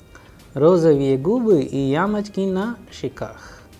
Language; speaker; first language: Russian; non-native, fluent; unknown